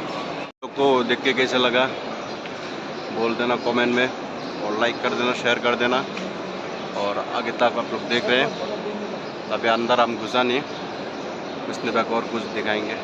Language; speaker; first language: Hindi; non-native, local second language; Assamese